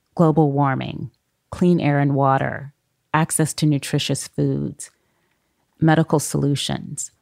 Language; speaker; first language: English; native; English